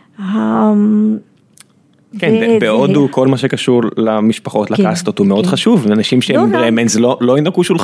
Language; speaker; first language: Hebrew; native; Hebrew